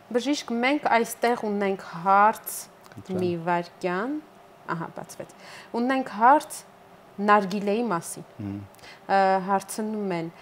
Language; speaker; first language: Armenian; native; Armenian